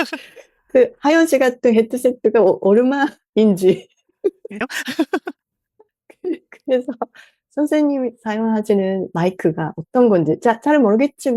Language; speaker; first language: Korean; non-native, fluent; Japanese